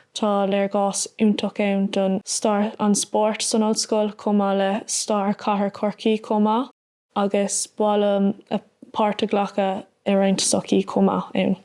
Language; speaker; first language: Irish; non-native, local second language; English